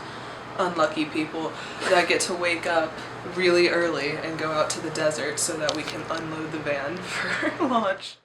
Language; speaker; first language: English; native; English